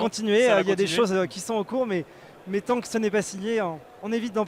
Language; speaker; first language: French; native; French